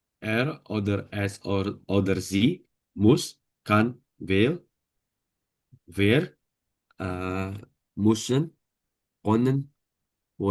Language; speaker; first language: German; non-native, learner; Indonesian